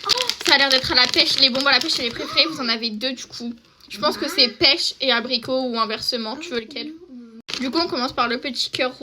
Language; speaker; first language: French; native; French